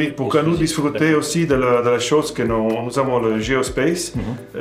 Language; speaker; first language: French; non-native, fluent; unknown